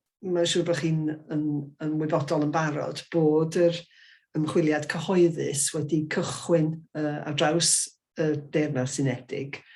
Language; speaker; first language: Welsh; native; Welsh